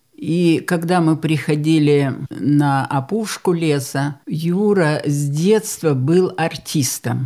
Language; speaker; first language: Russian; native; Russian